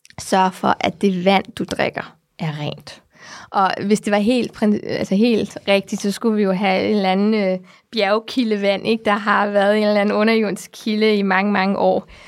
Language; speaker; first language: Danish; early bilingual, heritage; Danish